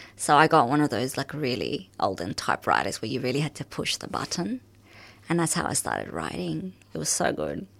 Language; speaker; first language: English; early bilingual, other home language; Arabic